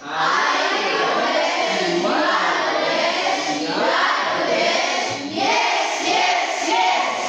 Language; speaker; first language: English; non-native, learner; Indonesian